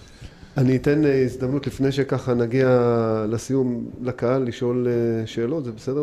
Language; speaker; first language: Hebrew; native; Hebrew